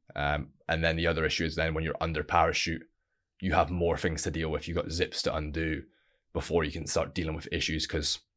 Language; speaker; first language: English; native; English